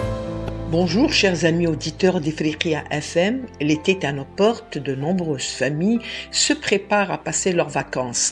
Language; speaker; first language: French; non-native, local second language; Arabic